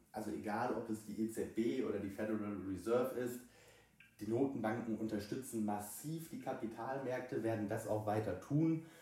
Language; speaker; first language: German; native; German